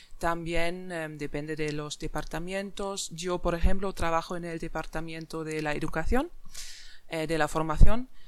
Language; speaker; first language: Spanish; non-native, fluent; German